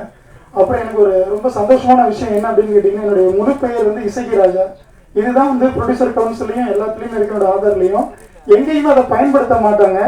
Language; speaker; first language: Tamil; native; Tamil